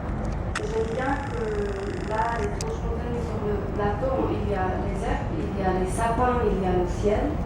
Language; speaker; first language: French; non-native, local second language; German